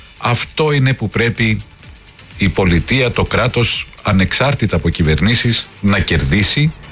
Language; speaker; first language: Greek; native; Greek